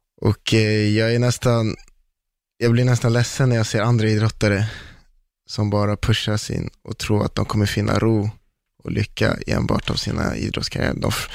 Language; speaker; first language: Swedish; early bilingual, other home language; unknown